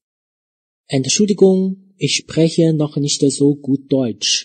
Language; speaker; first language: German; non-native, fluent; Chinese